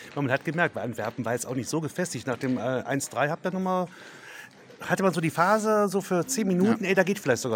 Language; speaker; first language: German; native; German